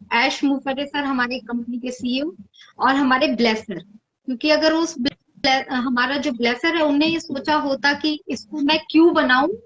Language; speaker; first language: Hindi; native; Hindi